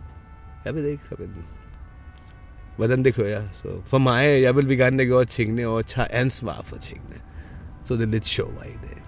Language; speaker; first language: Danish; non-native, fluent; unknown